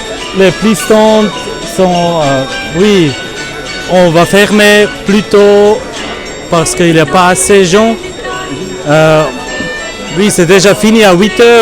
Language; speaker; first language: French; non-native, learner; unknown